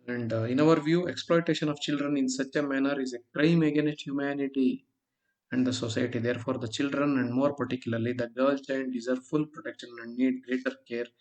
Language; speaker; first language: English; non-native, local second language; Kannada